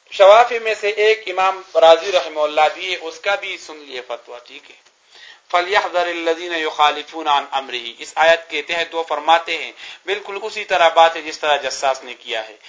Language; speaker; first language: Urdu; non-native, local second language; Pashto